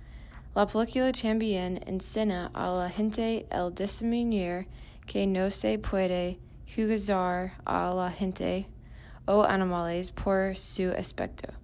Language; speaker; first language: Spanish; non-native, learner; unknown